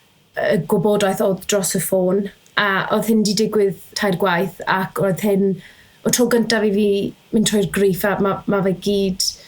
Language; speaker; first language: Welsh; native; Welsh